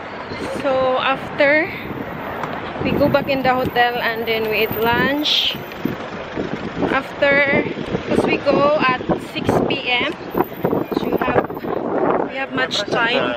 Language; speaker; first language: English; non-native, learner; Filipino